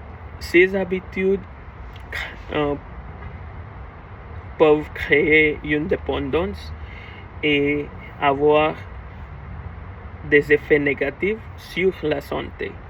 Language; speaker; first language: French; non-native, learner; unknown